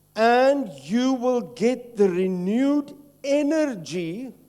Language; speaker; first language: English; non-native, local second language; Afrikaans